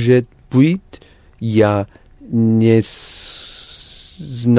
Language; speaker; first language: Russian; non-native, learner; English